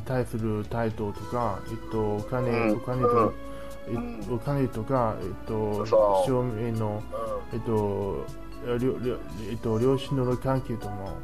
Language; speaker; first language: Japanese; non-native, learner; Chinese